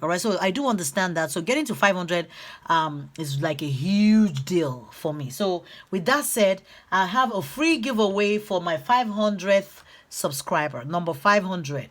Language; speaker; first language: English; native; English